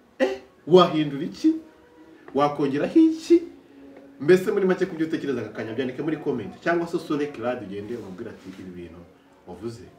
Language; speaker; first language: Kinyarwanda; native; Kinyarwanda